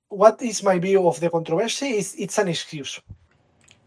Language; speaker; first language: English; non-native, fluent; Catalan